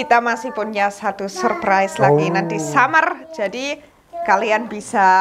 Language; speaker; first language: Indonesian; non-native, fluent; German